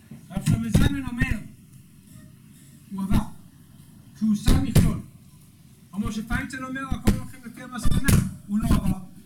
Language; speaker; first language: Hebrew; native; Hebrew